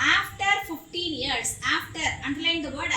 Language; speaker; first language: English; non-native, local second language; Tamil